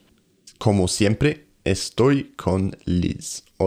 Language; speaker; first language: Spanish; non-native, fluent; English